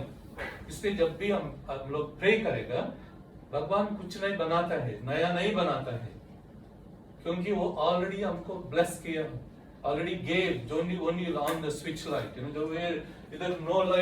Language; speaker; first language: Hindi; non-native, local second language; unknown